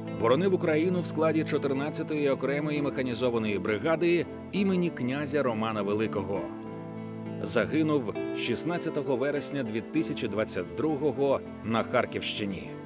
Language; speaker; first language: Ukrainian; native; Ukrainian